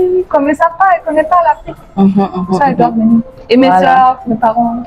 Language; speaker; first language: French; non-native, fluent; German